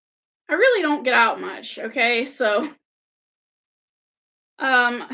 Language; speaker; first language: English; native; English